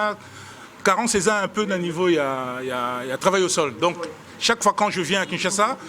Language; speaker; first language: French; non-native, local second language; Lingala